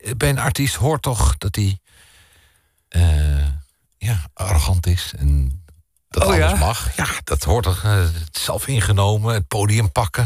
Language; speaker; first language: Dutch; native; Dutch